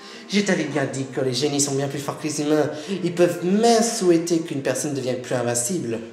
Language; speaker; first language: French; native; French